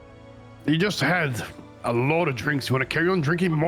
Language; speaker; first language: English; native; English